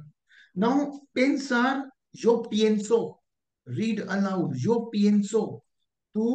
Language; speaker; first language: Spanish; non-native, fluent; Hindi